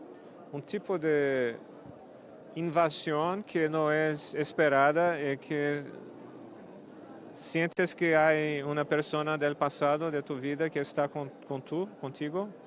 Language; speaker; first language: Spanish; non-native, fluent; Portuguese